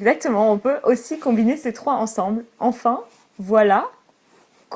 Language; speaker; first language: French; native; French